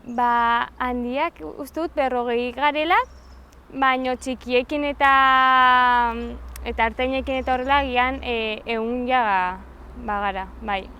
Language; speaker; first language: Basque; non-native, local second language; Spanish